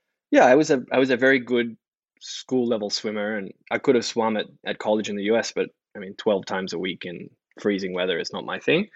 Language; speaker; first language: English; native; English